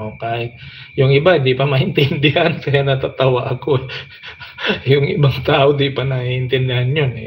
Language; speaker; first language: Filipino; non-native, local second language; Iloko